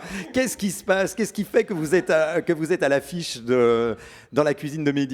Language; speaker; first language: French; native; French